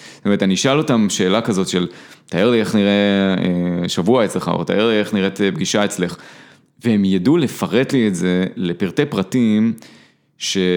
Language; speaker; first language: Hebrew; native; Hebrew